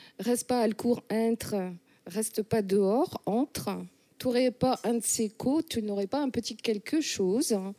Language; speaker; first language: French; native; French